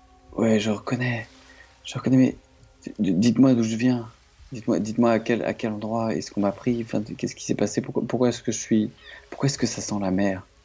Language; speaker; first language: French; native; French